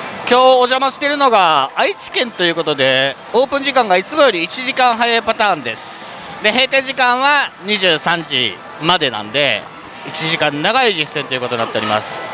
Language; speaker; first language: Japanese; native; Japanese